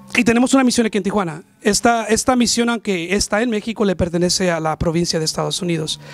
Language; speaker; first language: Spanish; early bilingual, heritage; Spanish